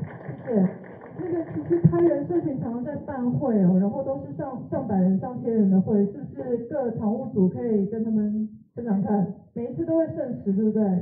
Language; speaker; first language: Chinese; native; Chinese